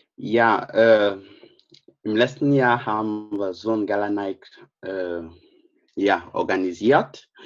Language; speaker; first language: German; non-native, fluent; French